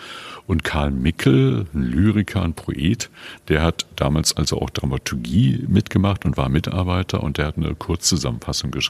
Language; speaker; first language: German; native; German